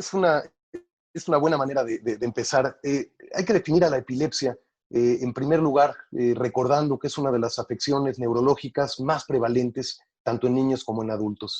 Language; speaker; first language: Spanish; native; Spanish